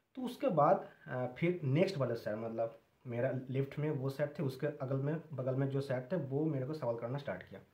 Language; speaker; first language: Hindi; non-native, local second language; Bangla